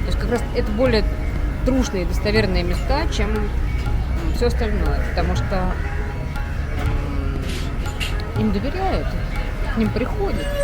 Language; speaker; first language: Russian; native; Russian